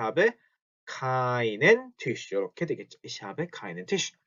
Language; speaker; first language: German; non-native, fluent; Korean